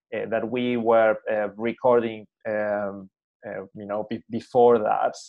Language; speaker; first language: English; non-native, fluent; Spanish